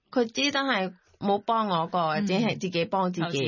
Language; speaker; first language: Cantonese; non-native, learner; Thai